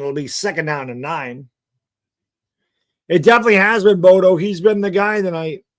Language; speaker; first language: English; native; English